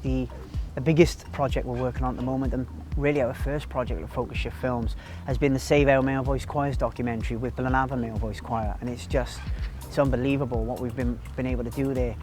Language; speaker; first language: English; native; English